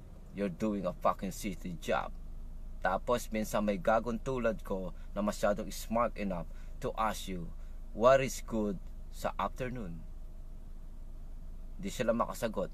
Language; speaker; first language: English; non-native, local second language; Filipino